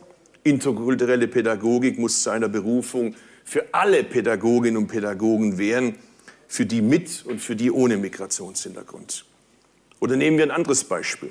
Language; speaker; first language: German; early bilingual, other home language; Turkish